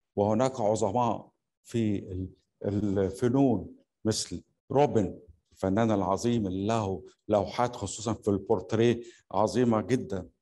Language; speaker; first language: Arabic; native; Arabic